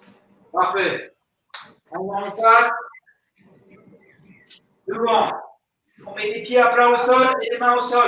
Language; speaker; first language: French; native; French